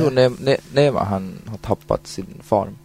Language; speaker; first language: Swedish; non-native, fluent; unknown